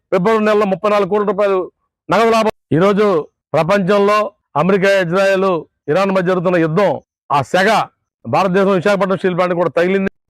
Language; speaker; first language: Telugu; native; Telugu